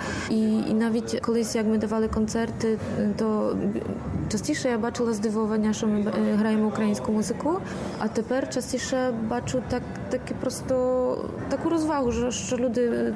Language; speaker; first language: Ukrainian; early bilingual, heritage; Ukrainian